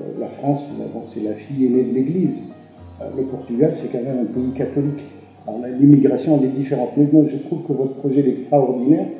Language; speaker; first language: French; non-native, local second language; Arabic